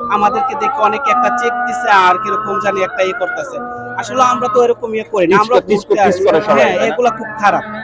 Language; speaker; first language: Bangla; native; Bangla